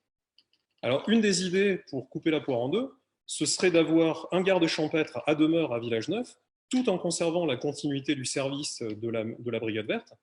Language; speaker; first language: French; native; French